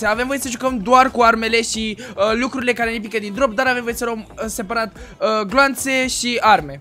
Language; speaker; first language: Romanian; native; Romanian